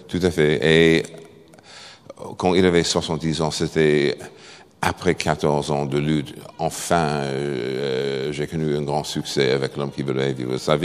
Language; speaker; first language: French; non-native, fluent; English